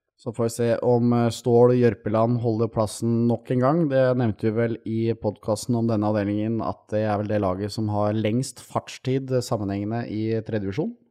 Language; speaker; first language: Norwegian; native; Norwegian